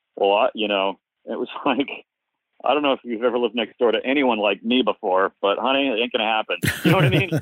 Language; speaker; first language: English; native; English